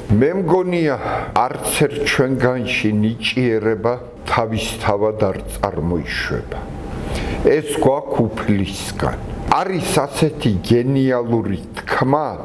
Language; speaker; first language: Georgian; non-native, local second language; Svan